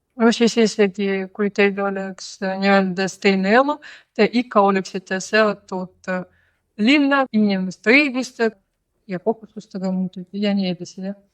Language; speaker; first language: Estonian; non-native, local second language; Russian